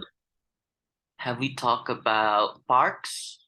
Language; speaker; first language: English; non-native, fluent; Indonesian